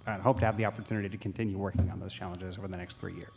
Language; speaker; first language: English; native; English